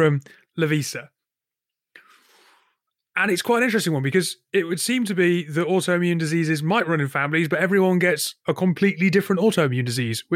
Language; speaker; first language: English; native; English